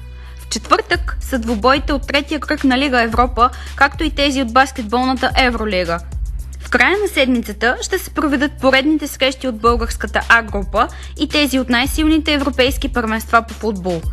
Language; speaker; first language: Bulgarian; native; Bulgarian